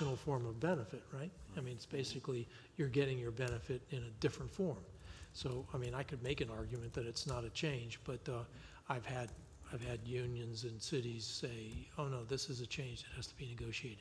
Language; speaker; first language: English; native; English